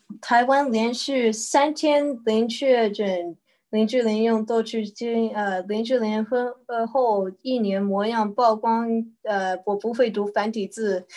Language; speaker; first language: Chinese; early bilingual, heritage; Chinese